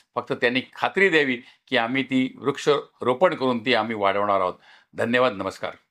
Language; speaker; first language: Marathi; native; Marathi